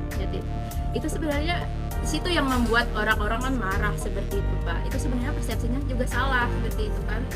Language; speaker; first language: Indonesian; native; Indonesian